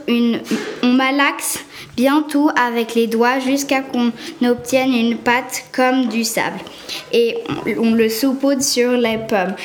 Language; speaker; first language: French; native; French